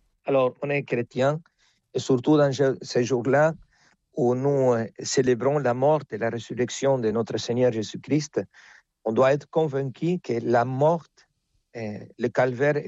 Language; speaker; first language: French; non-native, fluent; Spanish